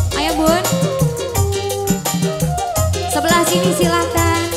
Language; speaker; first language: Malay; non-native, local second language; Javanese